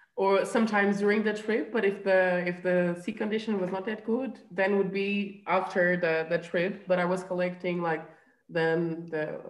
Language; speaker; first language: English; non-native, fluent; Portuguese